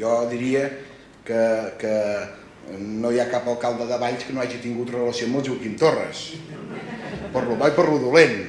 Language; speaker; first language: Catalan; native; Catalan